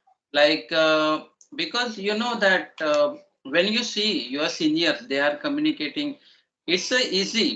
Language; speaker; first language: English; non-native, learner; Marathi